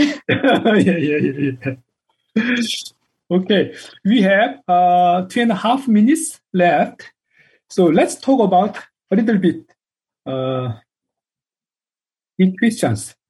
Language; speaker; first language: English; non-native, fluent; Korean